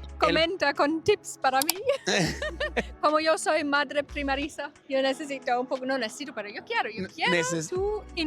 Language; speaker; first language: Spanish; non-native, fluent; German